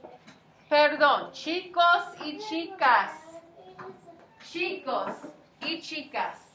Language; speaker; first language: Spanish; non-native, fluent; English